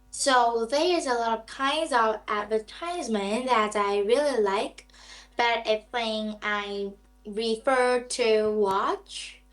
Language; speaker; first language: English; non-native, learner; Vietnamese